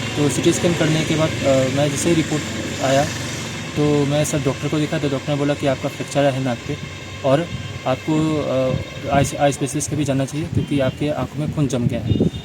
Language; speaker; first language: Hindi; non-native, local second language; Assamese